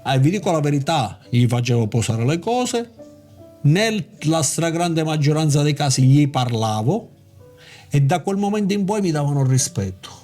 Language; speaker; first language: Italian; native; Italian